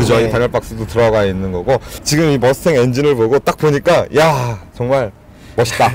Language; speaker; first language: Korean; native; Korean